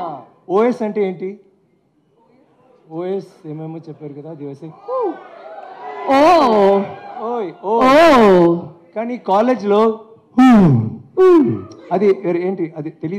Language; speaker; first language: Telugu; non-native, learner; Tamil